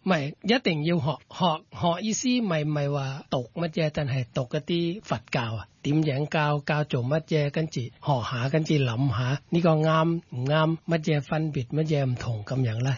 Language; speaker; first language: Cantonese; non-native, fluent; Thai